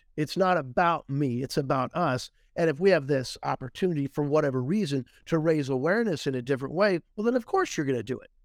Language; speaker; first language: English; native; English